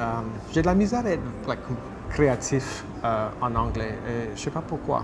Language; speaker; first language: French; non-native, local second language; English